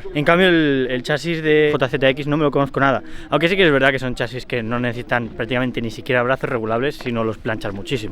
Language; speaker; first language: Spanish; native; Spanish